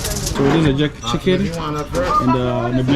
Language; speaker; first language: English; native; English